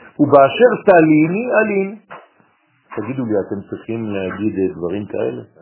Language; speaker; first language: Hebrew; non-native, fluent; French